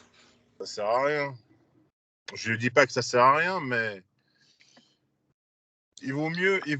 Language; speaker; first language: French; native; French